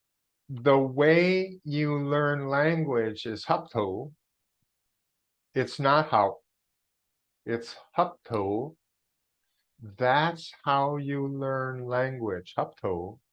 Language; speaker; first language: English; non-native, fluent; Vietnamese